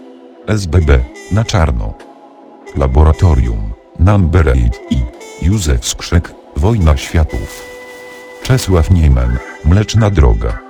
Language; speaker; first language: Polish; native; Polish